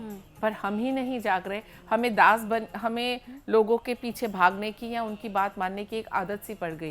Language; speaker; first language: Hindi; native; Hindi